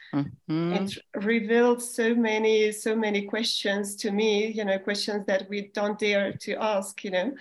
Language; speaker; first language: English; non-native, fluent; Russian